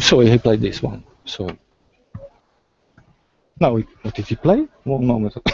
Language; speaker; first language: English; non-native, fluent; Dutch